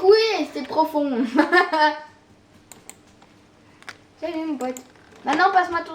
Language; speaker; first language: French; native; French